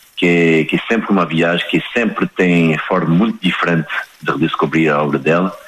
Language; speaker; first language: Portuguese; non-native, fluent; French